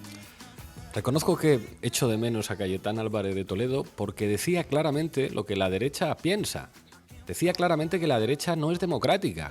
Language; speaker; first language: Spanish; native; Spanish